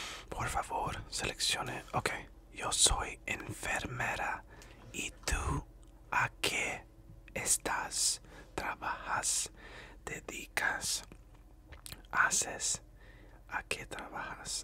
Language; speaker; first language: Spanish; non-native, learner; English